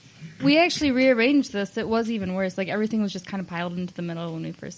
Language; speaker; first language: English; native; English